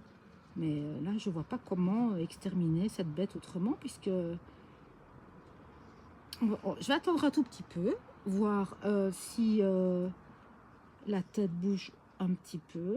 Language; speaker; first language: French; native; French